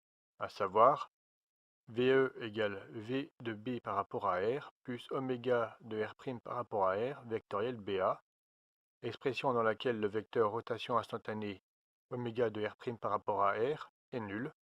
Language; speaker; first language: French; native; French